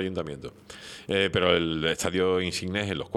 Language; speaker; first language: Spanish; native; Spanish